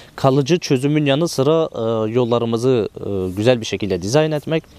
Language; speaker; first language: Turkish; native; Turkish